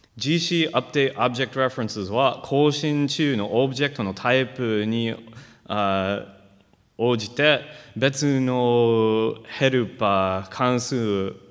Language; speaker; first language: Japanese; non-native, fluent; English